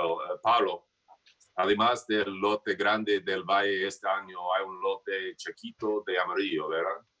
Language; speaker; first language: Spanish; non-native, learner; English